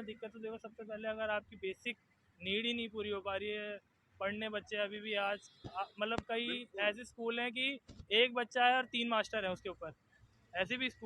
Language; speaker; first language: Hindi; native; Hindi